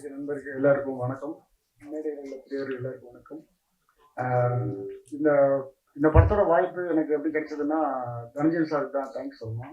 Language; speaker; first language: Tamil; native; Tamil